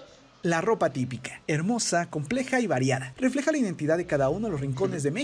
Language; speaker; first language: Spanish; native; Spanish